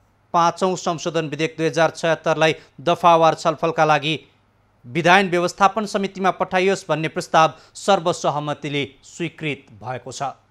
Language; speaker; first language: Nepali; native; Nepali